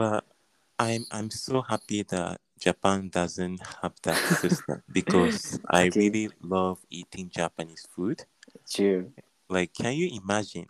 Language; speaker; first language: English; non-native, learner; Japanese